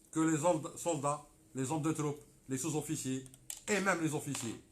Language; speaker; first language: French; non-native, local second language; Arabic